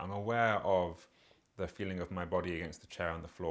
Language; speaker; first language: English; native; English